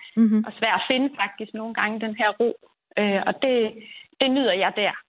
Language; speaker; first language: Danish; native; Danish